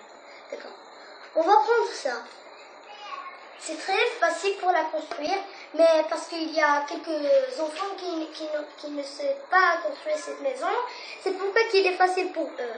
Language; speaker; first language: French; non-native, learner; Arabic